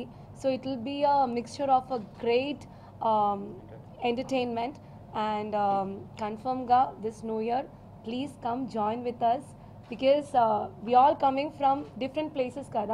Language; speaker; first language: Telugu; non-native, local second language; Malayalam